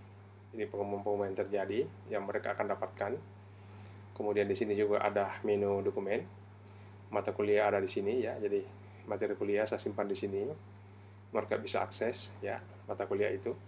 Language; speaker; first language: Indonesian; native; Indonesian